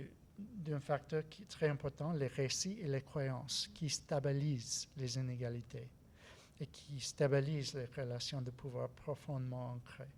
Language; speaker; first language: French; non-native, learner; English